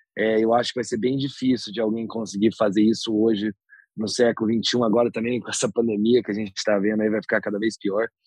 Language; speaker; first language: Portuguese; native; Portuguese